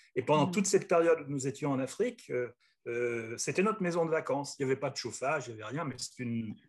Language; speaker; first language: French; native; French